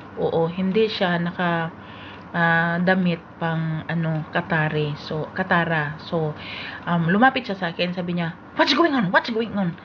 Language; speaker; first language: Filipino; native; Filipino